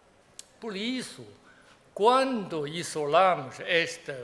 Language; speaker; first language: Portuguese; non-native, fluent; Chinese